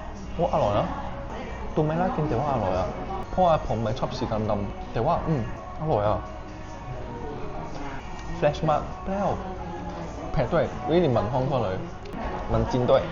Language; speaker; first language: Thai; non-native, learner; Cantonese